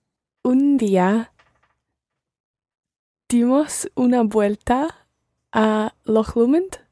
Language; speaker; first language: Spanish; non-native, learner; English